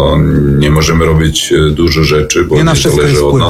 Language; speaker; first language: Polish; non-native, learner; Serbian